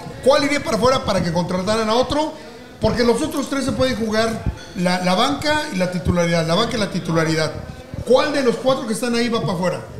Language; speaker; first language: Spanish; native; Spanish